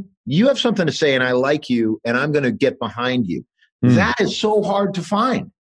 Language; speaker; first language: English; native; English